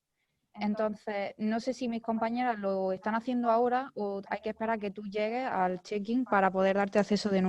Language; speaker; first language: Spanish; native; Spanish